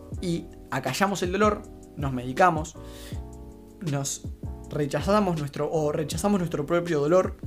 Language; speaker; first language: Spanish; native; Spanish